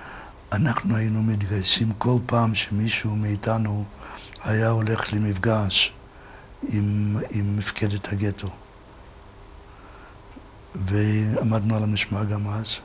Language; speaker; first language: Hebrew; non-native, fluent; Yiddish